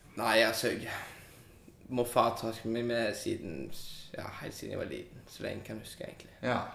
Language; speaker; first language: Norwegian; native; Norwegian